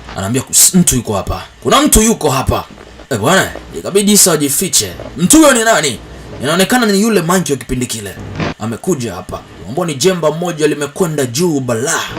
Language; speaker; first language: Swahili; native; Swahili